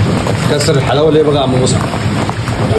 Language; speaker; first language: Arabic; native; Arabic